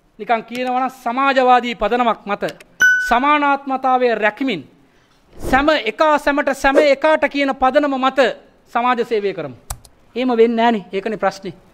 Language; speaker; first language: Sinhala; non-native, local second language; Tamil